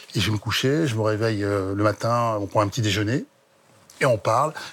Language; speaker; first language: French; native; French